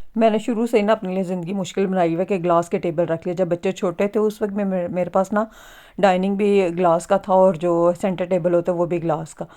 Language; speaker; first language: Urdu; native; Urdu